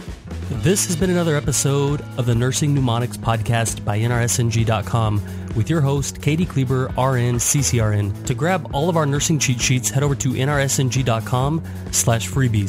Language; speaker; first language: English; native; English